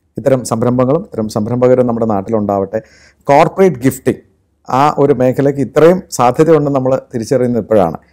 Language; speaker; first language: Malayalam; native; Malayalam